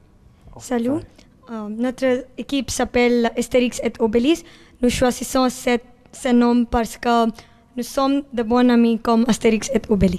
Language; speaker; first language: French; non-native, learner; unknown